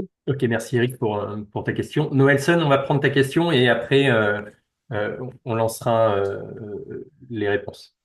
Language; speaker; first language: French; native; French